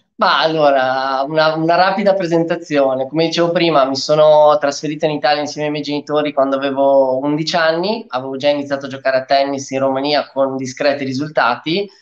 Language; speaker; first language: Italian; early bilingual, other home language; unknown